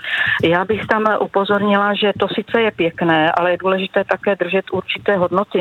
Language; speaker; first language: Czech; native; Czech